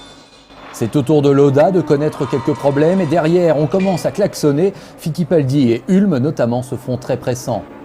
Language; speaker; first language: French; native; French